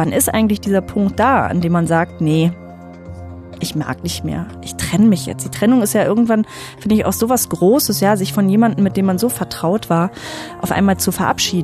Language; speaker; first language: German; native; German